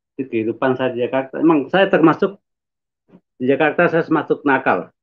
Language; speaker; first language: Indonesian; non-native, local second language; Minangkabau